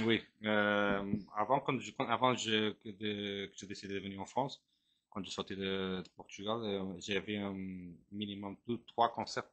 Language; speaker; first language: French; non-native, fluent; Portuguese